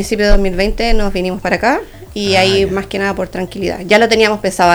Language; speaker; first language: Spanish; native; Spanish